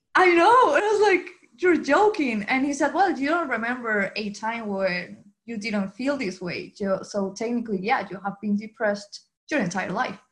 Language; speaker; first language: English; non-native, fluent; Spanish